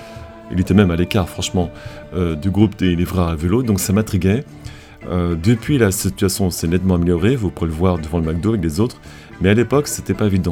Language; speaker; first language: French; native; French